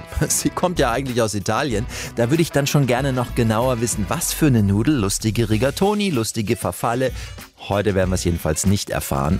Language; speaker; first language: German; native; German